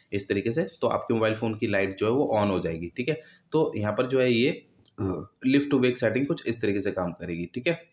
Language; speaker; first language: Hindi; native; Hindi